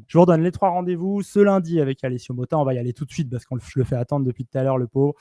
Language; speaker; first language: French; native; French